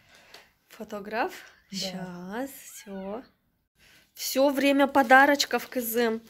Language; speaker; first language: Russian; native; Russian